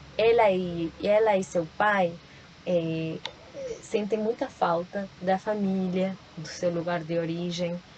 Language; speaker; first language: Portuguese; non-native, fluent; Spanish